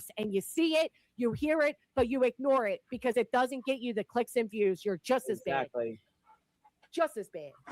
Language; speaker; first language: English; native; English